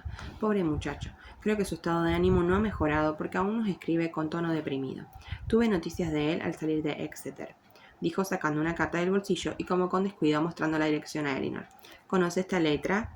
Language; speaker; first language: Spanish; native; Spanish